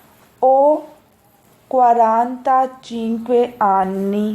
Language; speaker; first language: Italian; non-native, fluent; Urdu